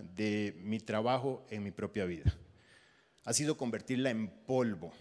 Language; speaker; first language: Spanish; native; Spanish